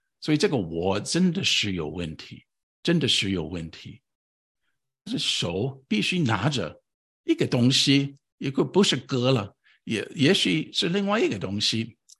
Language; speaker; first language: Chinese; non-native, fluent; English